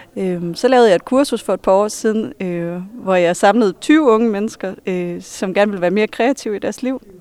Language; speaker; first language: Danish; native; Danish